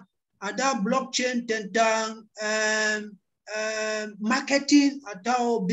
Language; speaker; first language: Indonesian; non-native, learner; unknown